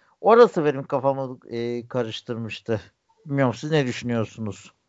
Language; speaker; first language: Turkish; native; Turkish